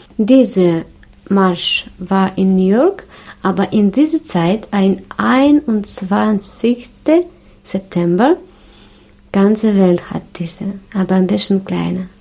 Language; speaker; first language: German; non-native, learner; Russian